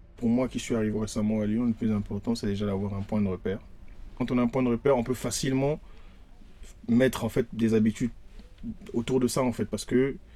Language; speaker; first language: French; non-native, local second language; Lingala